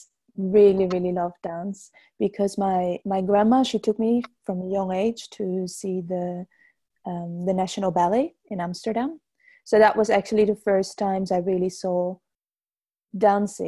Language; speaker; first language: English; non-native, fluent; Dutch